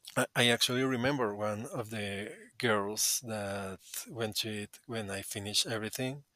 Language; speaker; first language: English; non-native, fluent; Spanish